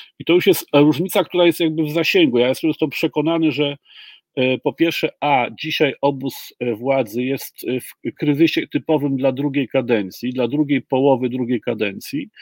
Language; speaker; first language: Polish; native; Polish